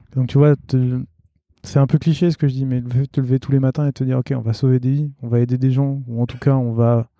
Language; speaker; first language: French; native; French